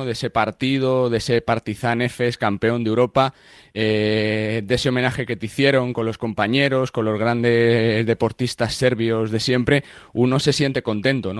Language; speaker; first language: Spanish; native; Spanish